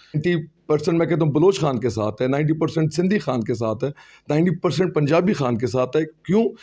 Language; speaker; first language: Urdu; non-native, local second language; Pashto